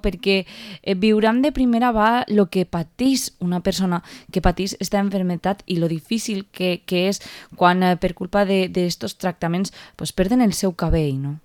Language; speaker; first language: Catalan; native; Catalan